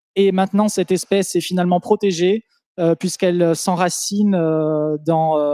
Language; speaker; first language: French; native; French